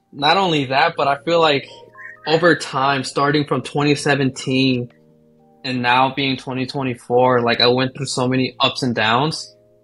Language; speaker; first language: English; early bilingual, other home language; Spanish